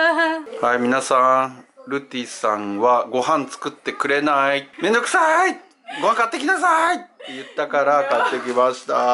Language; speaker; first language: Japanese; native; Japanese